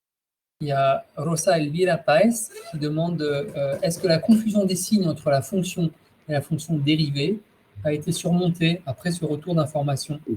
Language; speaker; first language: French; native; French